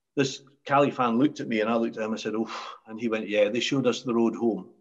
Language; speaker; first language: English; native; English